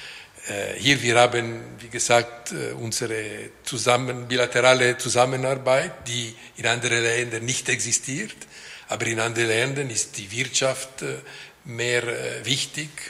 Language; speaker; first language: German; non-native, local second language; Italian